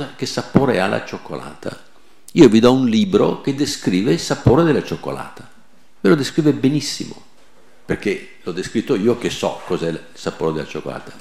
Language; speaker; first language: Italian; non-native, local second language; Venetian